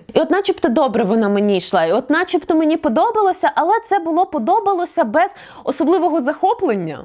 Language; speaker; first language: Ukrainian; native; Ukrainian